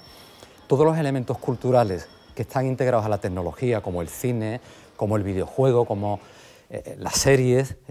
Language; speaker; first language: Spanish; native; Spanish